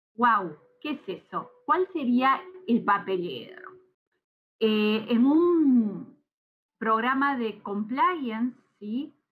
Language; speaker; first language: Spanish; native; Spanish